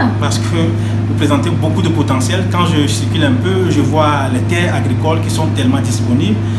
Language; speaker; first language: French; non-native, local second language; Ewe